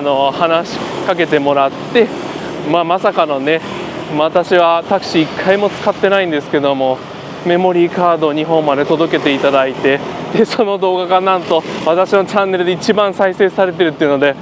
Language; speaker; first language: Japanese; native; Japanese